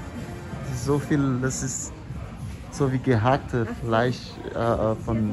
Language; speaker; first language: German; non-native, learner; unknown